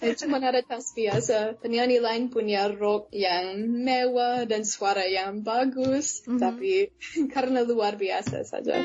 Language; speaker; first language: Indonesian; non-native, fluent; English